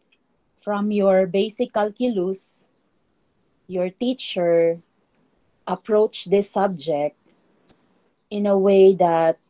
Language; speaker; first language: English; non-native, local second language; Filipino